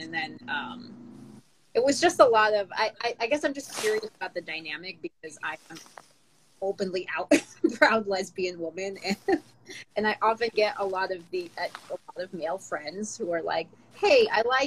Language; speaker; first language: English; non-native, local second language; Filipino